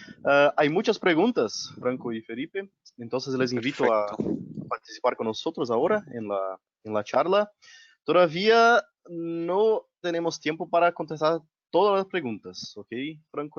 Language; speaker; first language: Spanish; non-native, local second language; Portuguese